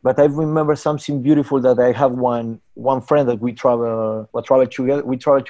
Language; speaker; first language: English; non-native, learner; Spanish